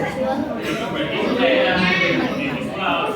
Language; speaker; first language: Malay; native; Malay